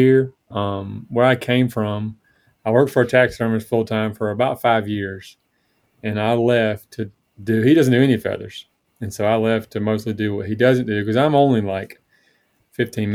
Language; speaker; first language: English; native; English